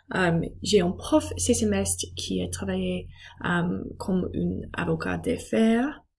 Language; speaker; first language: French; non-native, learner; English